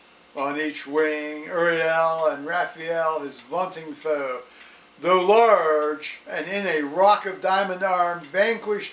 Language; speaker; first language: English; native; English